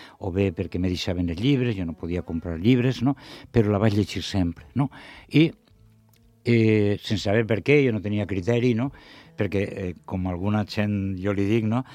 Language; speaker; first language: Catalan; non-native, local second language; Spanish